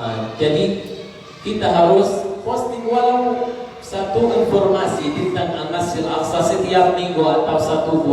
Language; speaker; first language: Indonesian; non-native, learner; Arabic